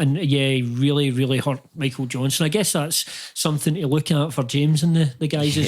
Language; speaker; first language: English; native; English